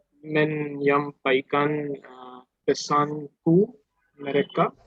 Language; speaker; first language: Indonesian; non-native, learner; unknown